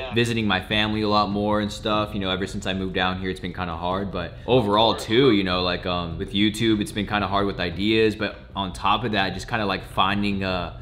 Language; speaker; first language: English; native; English